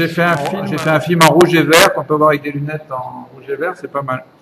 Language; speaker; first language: French; native; French